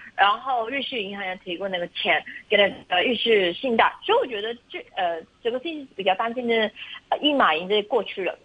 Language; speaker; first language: Chinese; non-native, local second language; Cantonese